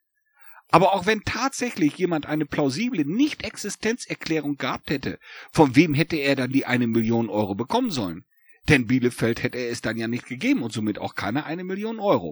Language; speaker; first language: German; native; German